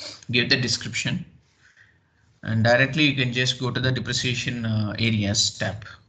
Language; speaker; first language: English; non-native, local second language; Telugu